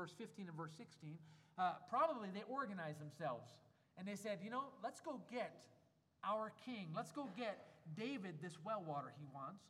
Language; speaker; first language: English; native; English